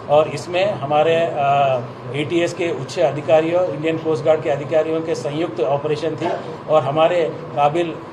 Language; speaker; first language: Hindi; non-native, local second language; Gujarati